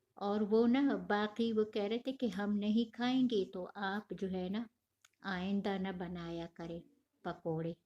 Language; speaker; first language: Urdu; non-native, local second language; Pashto